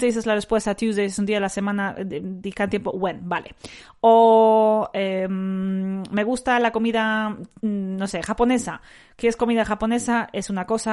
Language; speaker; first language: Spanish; native; Spanish